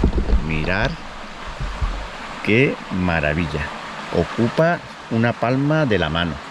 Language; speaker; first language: Spanish; native; Spanish